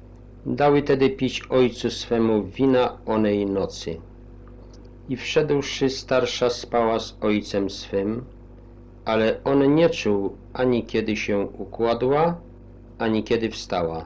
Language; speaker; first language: Polish; native; Polish